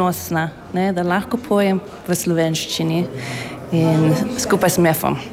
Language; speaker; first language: Slovenian; non-native, learner; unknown